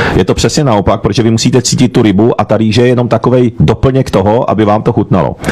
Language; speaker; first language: Czech; early bilingual, other home language; Japanese